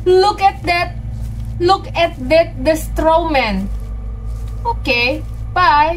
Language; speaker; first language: English; non-native, learner; Indonesian